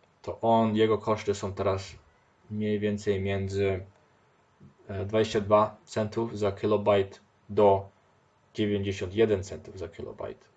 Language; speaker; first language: Polish; early bilingual, heritage; Polish